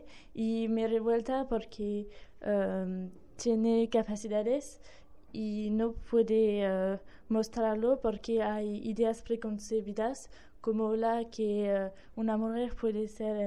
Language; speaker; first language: Spanish; non-native, learner; French